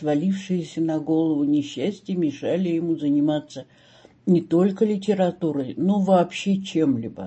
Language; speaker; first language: Russian; native; Russian